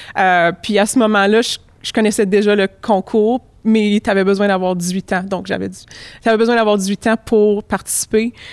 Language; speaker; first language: French; native; French